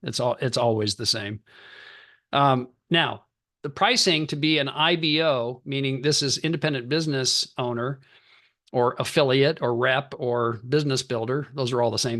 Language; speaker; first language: English; native; English